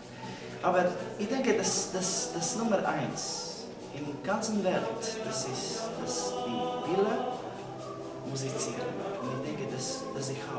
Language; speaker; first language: German; non-native, learner; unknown